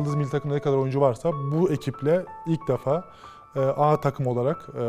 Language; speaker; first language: Turkish; native; Turkish